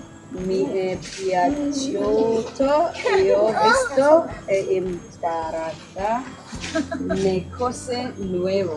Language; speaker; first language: Italian; non-native, learner; English